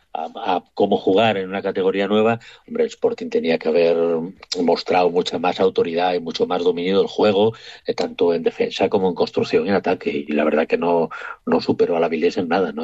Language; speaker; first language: Spanish; native; Spanish